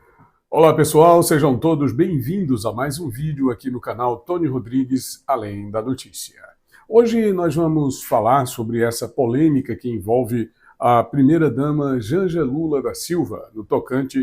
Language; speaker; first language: Portuguese; native; Portuguese